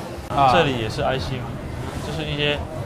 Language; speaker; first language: Chinese; native; Chinese